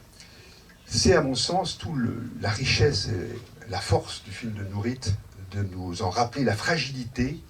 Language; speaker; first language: French; native; French